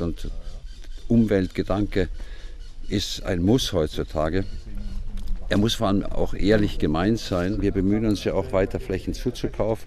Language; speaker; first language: German; native; German